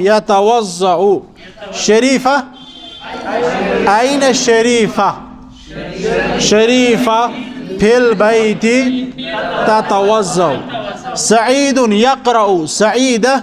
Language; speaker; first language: Arabic; non-native, fluent; Urdu